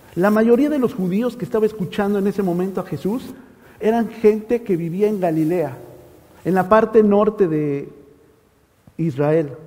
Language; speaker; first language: Spanish; native; Spanish